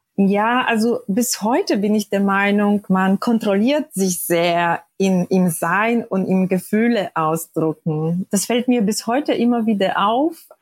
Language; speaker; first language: German; non-native, fluent; Polish